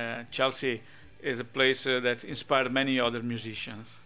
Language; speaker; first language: English; non-native, fluent; Italian